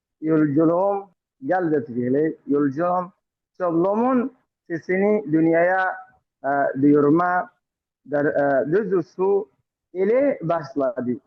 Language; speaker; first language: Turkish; non-native, learner; Arabic